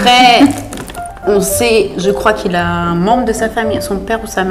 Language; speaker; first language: French; native; French